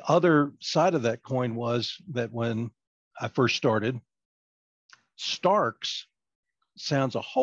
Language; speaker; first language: English; native; English